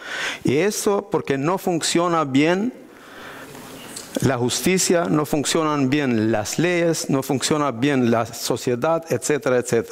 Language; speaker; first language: Spanish; non-native, fluent; Albanian